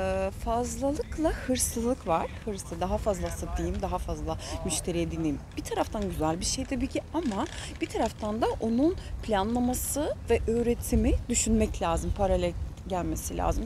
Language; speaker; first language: Turkish; non-native, fluent; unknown